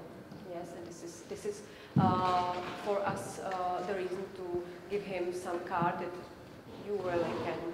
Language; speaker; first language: English; non-native, learner; Czech